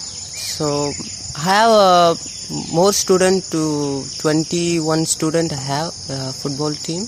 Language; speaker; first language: English; non-native, local second language; Tamil